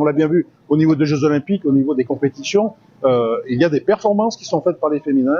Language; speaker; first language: French; native; French